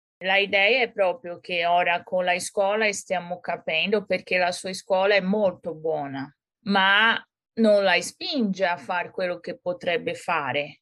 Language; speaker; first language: Italian; non-native, fluent; Portuguese